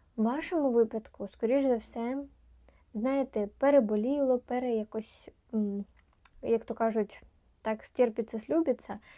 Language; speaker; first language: Ukrainian; non-native, local second language; Russian